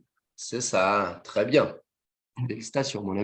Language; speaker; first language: French; non-native, fluent; Portuguese